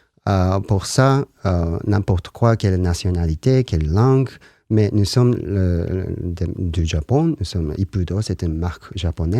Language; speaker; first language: French; non-native, learner; Japanese